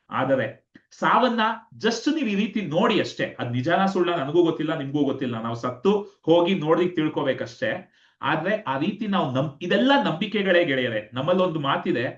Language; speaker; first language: Kannada; native; Kannada